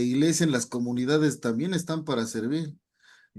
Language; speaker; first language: Spanish; native; Spanish